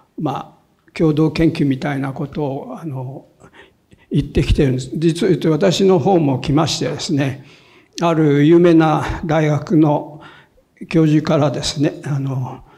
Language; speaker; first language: Japanese; native; Japanese